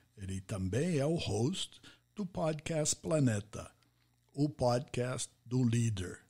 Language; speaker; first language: Portuguese; non-native, fluent; English